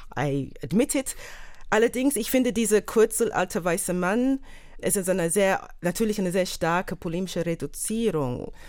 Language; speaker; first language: German; non-native, fluent; English